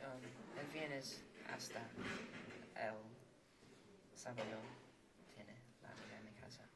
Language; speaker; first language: Spanish; non-native, learner; English